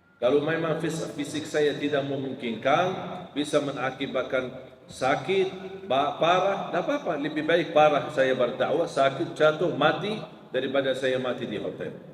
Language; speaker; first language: Malay; non-native, fluent; Arabic